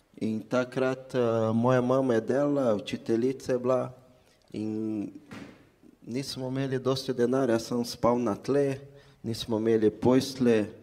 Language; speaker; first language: Slovenian; non-native, fluent; Portuguese